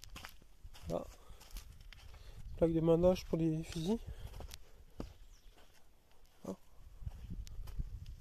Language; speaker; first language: French; native; French